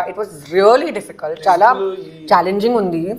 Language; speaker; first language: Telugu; non-native, learner; Hindi